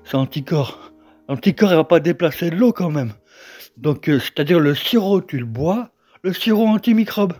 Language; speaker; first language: French; native; French